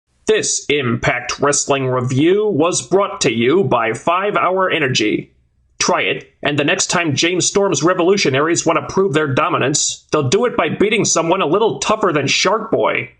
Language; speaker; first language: English; native; English